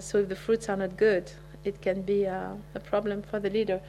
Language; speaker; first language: English; native; English